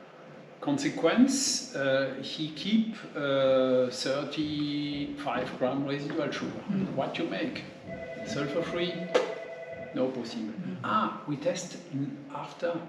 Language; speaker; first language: English; non-native, learner; French